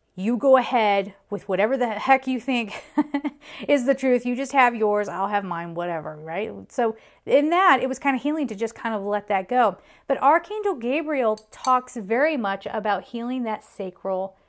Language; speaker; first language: English; native; English